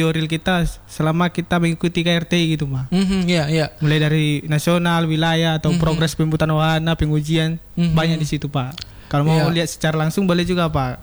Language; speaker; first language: Indonesian; native; Indonesian